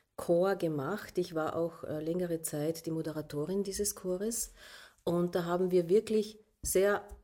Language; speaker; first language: German; non-native, local second language; Slovenian